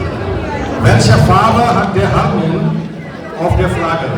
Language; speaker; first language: German; non-native, fluent; Urdu